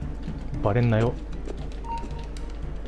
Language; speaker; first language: Japanese; native; Japanese